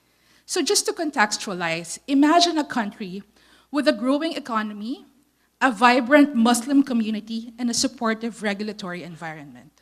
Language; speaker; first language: English; non-native, local second language; Filipino